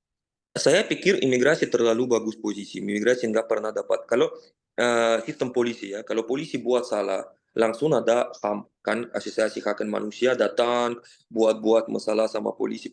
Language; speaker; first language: Indonesian; non-native, fluent; Russian